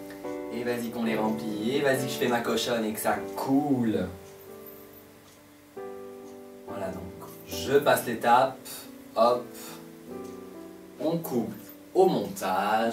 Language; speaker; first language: French; native; French